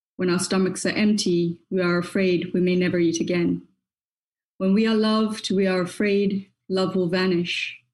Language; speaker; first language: English; native; English